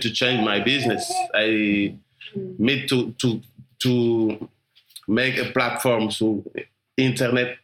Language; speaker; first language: English; non-native, learner; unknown